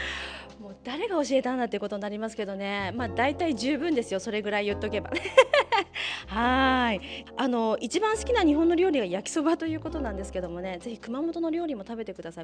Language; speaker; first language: Japanese; native; Japanese